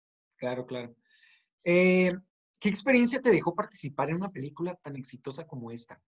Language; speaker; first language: Spanish; native; Spanish